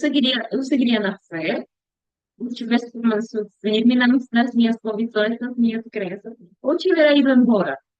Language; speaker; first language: Portuguese; non-native, learner; Spanish